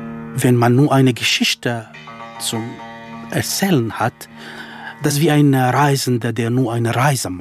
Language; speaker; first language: German; non-native, fluent; Kurdish